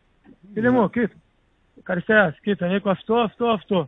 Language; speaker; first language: Greek; non-native, learner; Portuguese